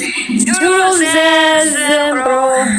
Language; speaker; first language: English; non-native, learner; Turkish